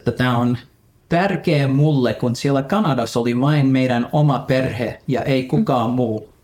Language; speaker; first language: Finnish; early bilingual, heritage; Finnish